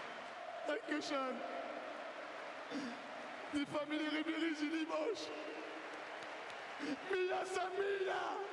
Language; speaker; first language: German; non-native, learner; French